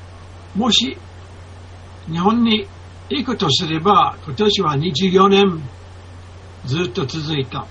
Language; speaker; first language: Japanese; non-native, fluent; English